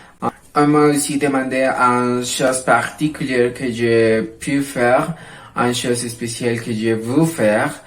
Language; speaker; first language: French; non-native, learner; Spanish